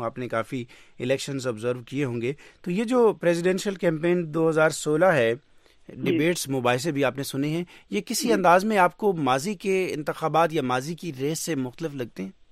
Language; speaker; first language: Urdu; native; Urdu